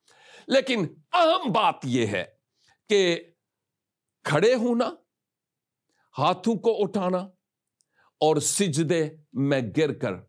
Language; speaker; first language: Urdu; native; Urdu